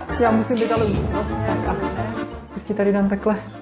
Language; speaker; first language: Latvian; non-native, learner; Czech